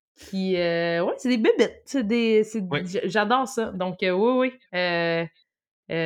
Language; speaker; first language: French; native; French